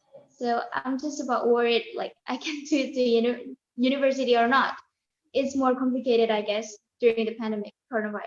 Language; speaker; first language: English; non-native, learner; Indonesian